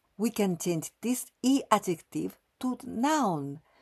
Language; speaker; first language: English; non-native, fluent; Japanese